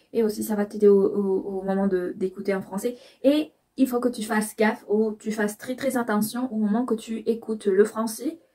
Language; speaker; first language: French; non-native, fluent; Spanish